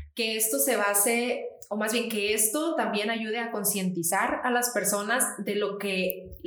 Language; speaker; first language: Spanish; native; Spanish